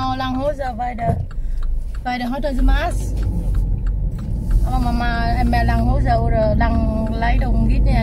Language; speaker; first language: German; non-native, learner; Vietnamese